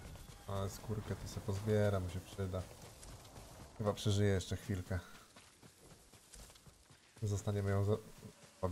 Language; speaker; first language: Polish; native; Polish